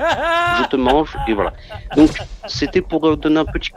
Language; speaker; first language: French; native; French